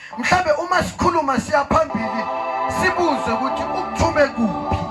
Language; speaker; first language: Zulu; non-native, local second language; South Ndebele